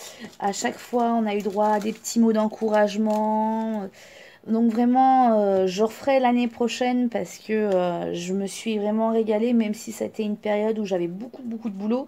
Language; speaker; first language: French; native; French